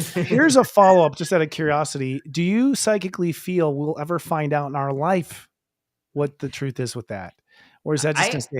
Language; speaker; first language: English; native; English